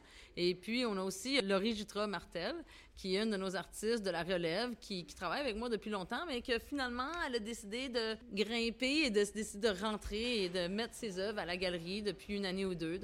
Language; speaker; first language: French; native; French